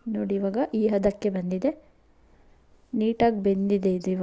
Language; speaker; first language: Kannada; native; Kannada